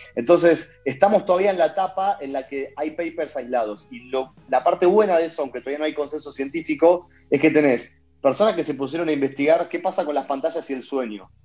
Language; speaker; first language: Spanish; native; Spanish